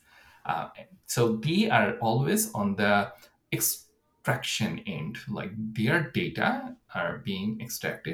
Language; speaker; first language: English; non-native, local second language; Bangla